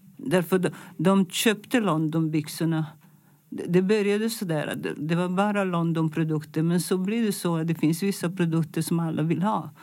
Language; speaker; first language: Swedish; non-native, fluent; Italian